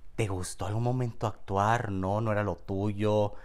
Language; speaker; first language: Spanish; native; Spanish